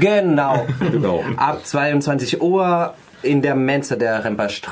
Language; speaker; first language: German; non-native, fluent; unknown